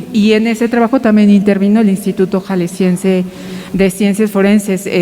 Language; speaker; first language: Spanish; native; Spanish